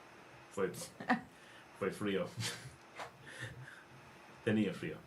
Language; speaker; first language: Spanish; non-native, learner; English